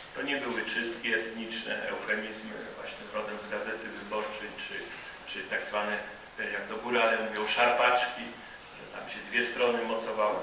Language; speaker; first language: Polish; native; Polish